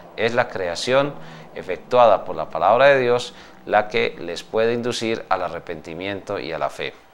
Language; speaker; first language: Spanish; native; Spanish